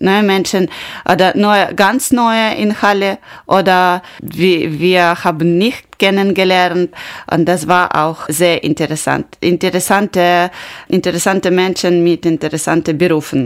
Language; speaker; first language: German; non-native, learner; Ukrainian